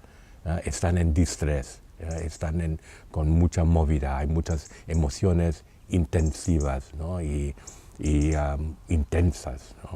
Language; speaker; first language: Spanish; non-native, fluent; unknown